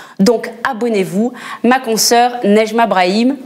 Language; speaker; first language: French; native; French